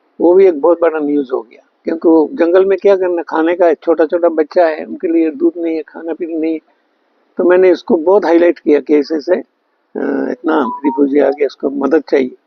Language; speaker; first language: Hindi; non-native, local second language; Bangla